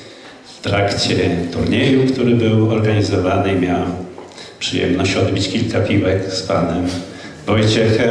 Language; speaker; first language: Polish; native; Polish